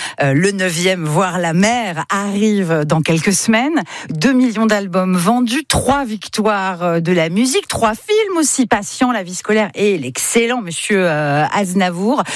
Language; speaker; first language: French; native; French